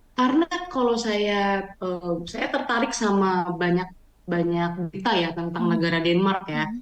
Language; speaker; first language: Indonesian; native; Indonesian